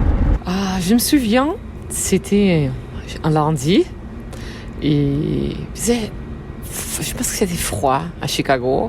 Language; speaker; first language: French; non-native, learner; Portuguese